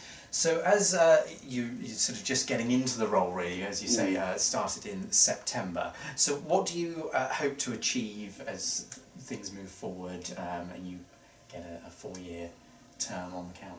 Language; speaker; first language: English; native; English